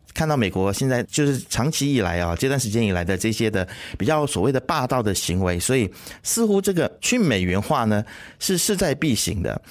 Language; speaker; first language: Chinese; native; Chinese